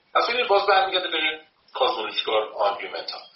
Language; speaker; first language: Persian; native; Persian